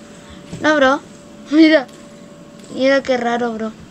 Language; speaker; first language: Spanish; native; Spanish